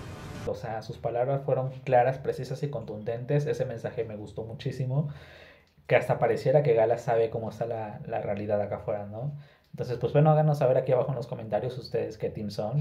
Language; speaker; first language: Spanish; native; Spanish